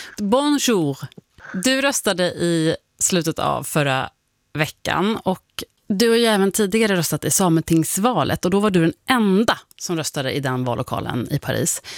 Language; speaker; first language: Swedish; native; Swedish